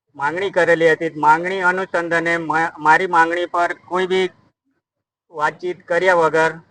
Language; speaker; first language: Gujarati; non-native, local second language; Gamit